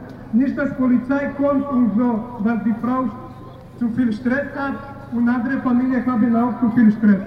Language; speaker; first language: German; non-native, learner; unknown